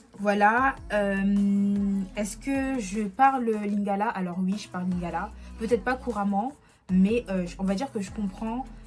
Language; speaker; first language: French; early bilingual, other home language; Lingala